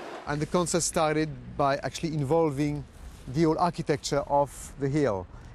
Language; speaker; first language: English; non-native, fluent; French